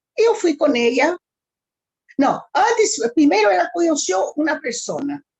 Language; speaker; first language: Spanish; early bilingual, heritage; Ladino